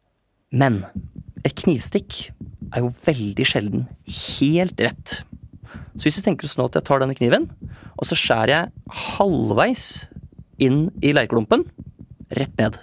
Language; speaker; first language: Norwegian; native; Norwegian